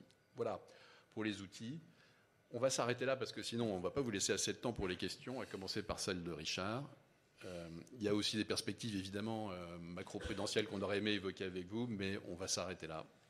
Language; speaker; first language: French; native; French